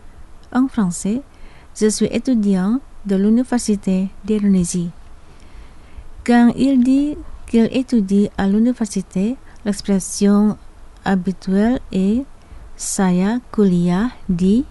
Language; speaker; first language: French; non-native, fluent; Indonesian